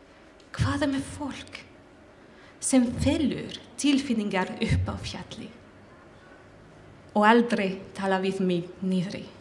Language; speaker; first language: Icelandic; non-native, learner; French